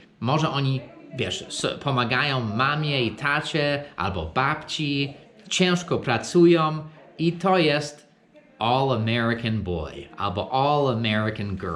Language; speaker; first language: Polish; non-native, fluent; English